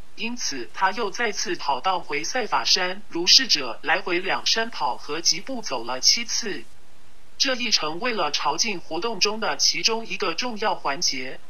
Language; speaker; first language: Chinese; non-native, local second language; Cantonese